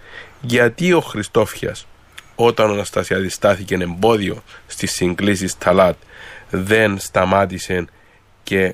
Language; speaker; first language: Greek; native; Greek